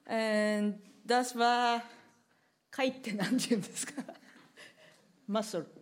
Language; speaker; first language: German; non-native, learner; Japanese